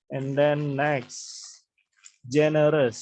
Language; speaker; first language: English; non-native, fluent; Indonesian